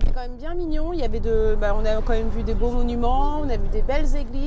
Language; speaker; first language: French; native; French